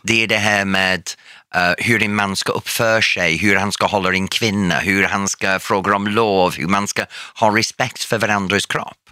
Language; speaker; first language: Swedish; non-native, fluent; English